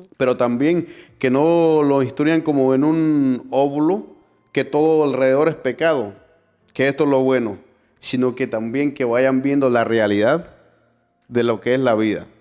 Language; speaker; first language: Spanish; native; Spanish